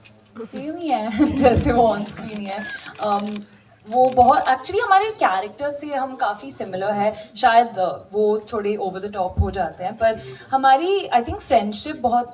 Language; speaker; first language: Hindi; native; Hindi